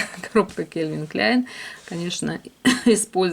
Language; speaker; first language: Russian; native; Russian